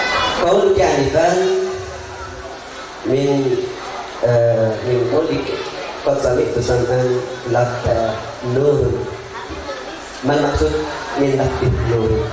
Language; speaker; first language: Arabic; non-native, fluent; Indonesian